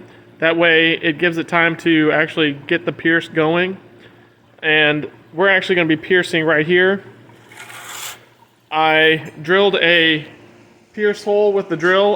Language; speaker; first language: English; native; English